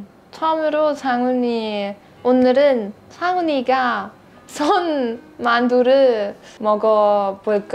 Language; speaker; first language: Korean; non-native, learner; German